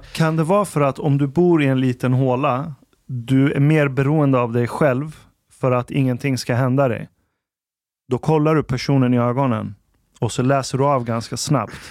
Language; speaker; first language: Swedish; early bilingual, other home language; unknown